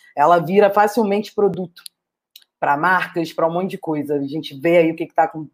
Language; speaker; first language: Portuguese; native; Portuguese